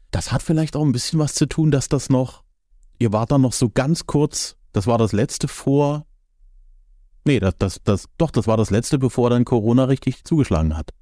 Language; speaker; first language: German; native; German